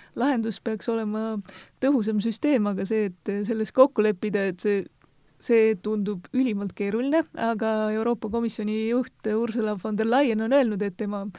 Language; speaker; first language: Estonian; native; Estonian